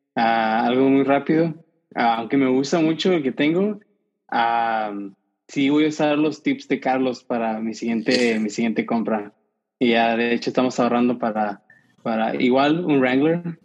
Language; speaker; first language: Spanish; early bilingual, heritage; Spanish